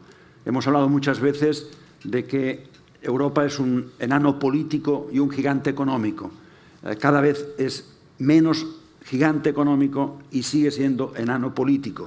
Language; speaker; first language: Spanish; native; Spanish